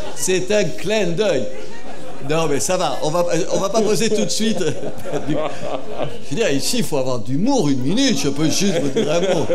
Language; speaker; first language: French; native; French